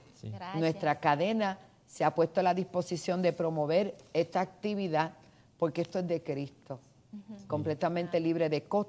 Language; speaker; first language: Spanish; native; Spanish